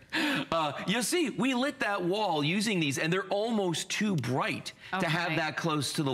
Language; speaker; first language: English; native; English